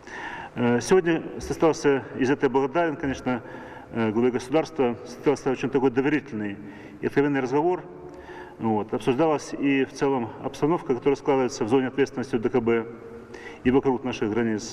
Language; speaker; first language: Russian; native; Russian